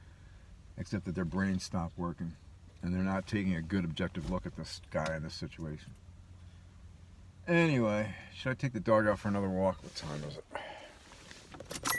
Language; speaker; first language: English; native; English